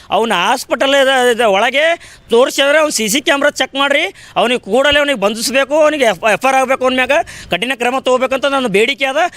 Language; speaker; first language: Kannada; native; Kannada